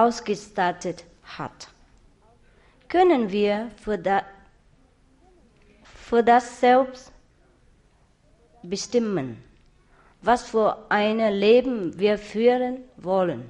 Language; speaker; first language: German; non-native, learner; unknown